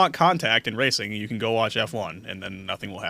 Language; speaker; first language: English; native; English